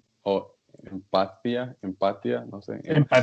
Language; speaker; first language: Spanish; non-native, learner; English